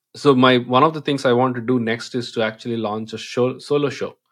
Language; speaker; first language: English; non-native, local second language; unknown